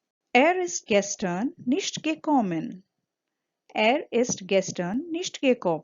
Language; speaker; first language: German; non-native, fluent; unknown